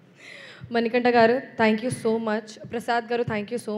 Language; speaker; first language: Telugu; non-native, local second language; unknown